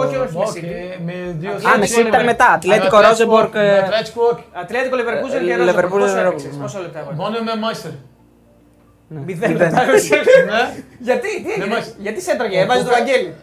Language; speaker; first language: Greek; non-native, fluent; Portuguese